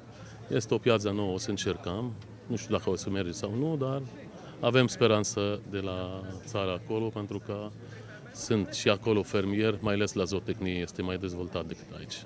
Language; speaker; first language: Romanian; non-native, fluent; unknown